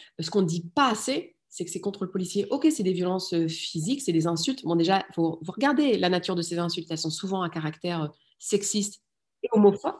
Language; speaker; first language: French; early bilingual, other home language; Riffian